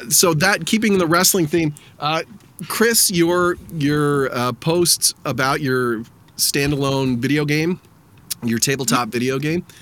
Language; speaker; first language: English; native; English